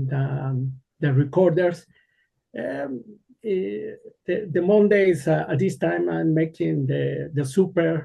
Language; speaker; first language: English; non-native, learner; Spanish